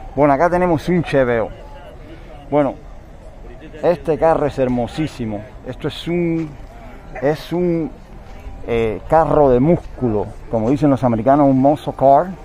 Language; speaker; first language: Spanish; native; Spanish